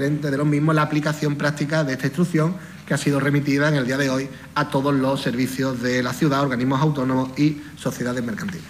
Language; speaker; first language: Spanish; native; Spanish